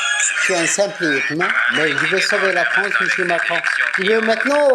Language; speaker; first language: French; non-native, local second language; Arabic